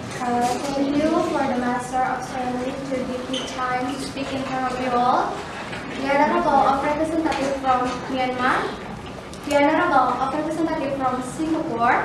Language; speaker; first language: English; non-native, learner; Indonesian